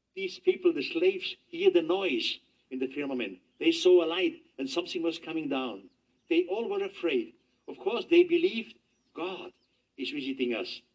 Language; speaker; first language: English; non-native, fluent; German